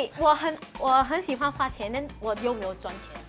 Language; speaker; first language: Chinese; non-native, local second language; English